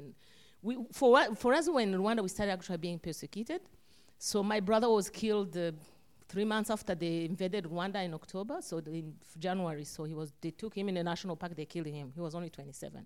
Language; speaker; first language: English; non-native, local second language; Kinyarwanda